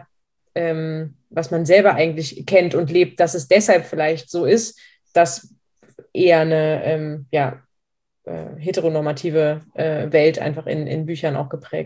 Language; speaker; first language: German; native; German